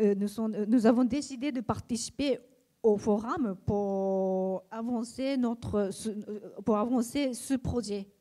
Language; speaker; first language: French; non-native, learner; Japanese